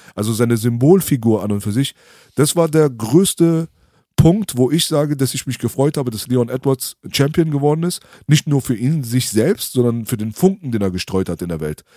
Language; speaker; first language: German; early bilingual, other home language; Persian